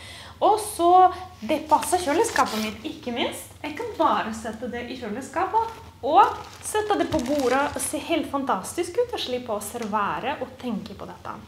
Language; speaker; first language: Norwegian; non-native, fluent; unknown